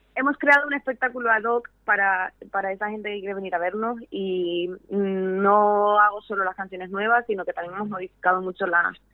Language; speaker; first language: Spanish; native; Spanish